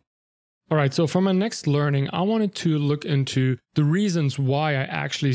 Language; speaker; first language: English; non-native, fluent; German